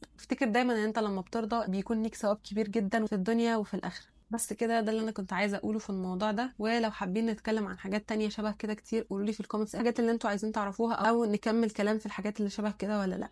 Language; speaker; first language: Arabic; native; Arabic